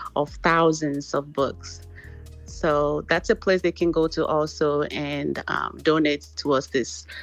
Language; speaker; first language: English; non-native, local second language; Igbo